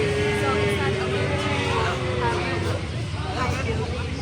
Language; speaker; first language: English; non-native, fluent; Tajik